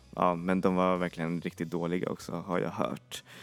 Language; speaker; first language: Swedish; native; Swedish